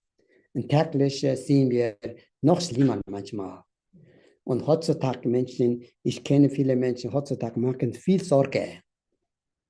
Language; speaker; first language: German; non-native, fluent; Tibetan